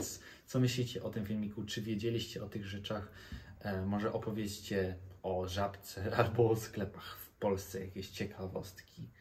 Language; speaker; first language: Polish; early bilingual, heritage; Polish